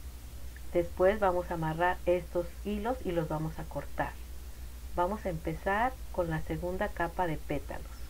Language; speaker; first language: Spanish; native; Spanish